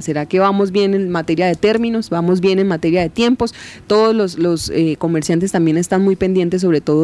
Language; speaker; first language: Spanish; native; Spanish